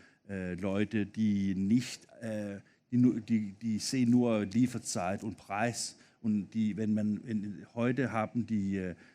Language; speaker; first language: German; non-native, fluent; Danish